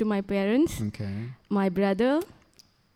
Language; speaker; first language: English; non-native, local second language; Kannada